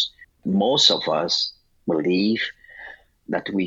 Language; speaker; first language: English; non-native, fluent; Vietnamese